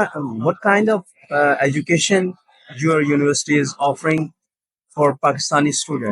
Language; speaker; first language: English; non-native, local second language; Urdu